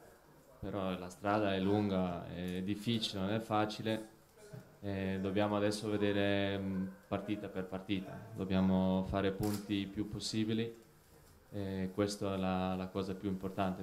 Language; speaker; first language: Italian; non-native, fluent; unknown